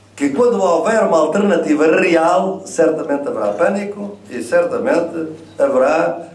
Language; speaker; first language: Portuguese; native; Portuguese